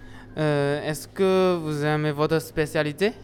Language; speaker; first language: French; non-native, learner; Chinese